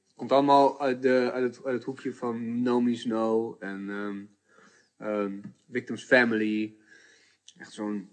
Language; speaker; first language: Dutch; early bilingual, other home language; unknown